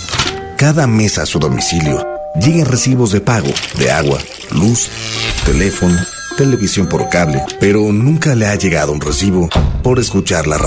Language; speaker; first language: Spanish; native; Spanish